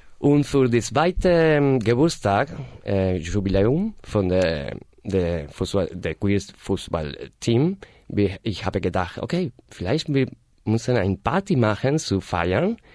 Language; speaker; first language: German; non-native, learner; Spanish